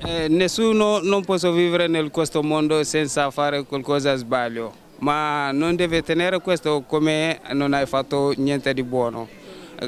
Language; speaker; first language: Italian; non-native, fluent; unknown